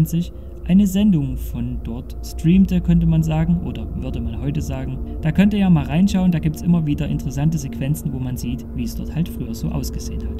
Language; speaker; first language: German; native; German